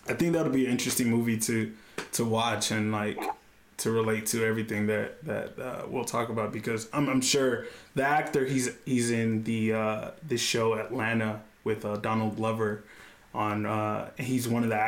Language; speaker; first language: English; native; English